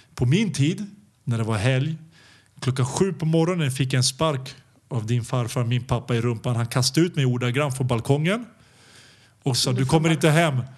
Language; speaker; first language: Swedish; early bilingual, other home language; Serbian